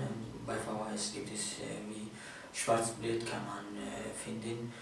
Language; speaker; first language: German; non-native, fluent; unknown